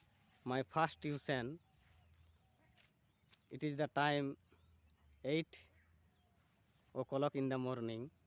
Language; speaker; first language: English; non-native, learner; Bangla